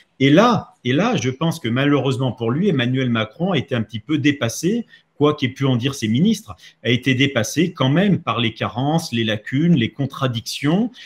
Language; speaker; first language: French; native; French